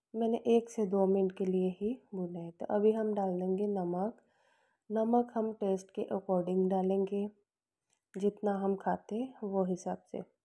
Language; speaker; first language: Hindi; non-native, local second language; Punjabi